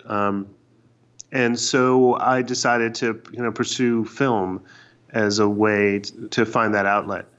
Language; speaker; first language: English; native; English